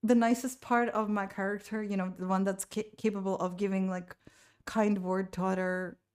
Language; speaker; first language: English; non-native, fluent; Latvian